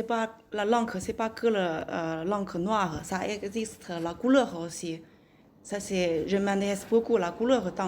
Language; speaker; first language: French; non-native, learner; Chinese